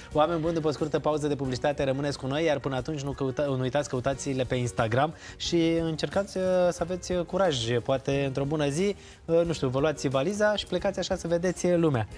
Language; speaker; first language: Romanian; native; Romanian